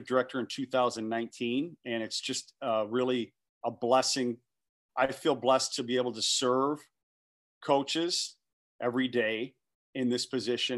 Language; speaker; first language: English; native; English